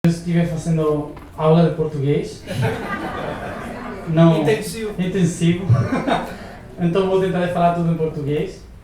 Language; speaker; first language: Portuguese; non-native, learner; Spanish